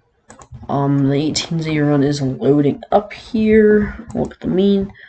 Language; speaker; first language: English; native; English